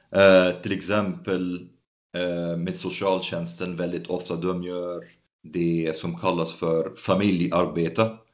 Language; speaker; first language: Swedish; non-native, fluent; Arabic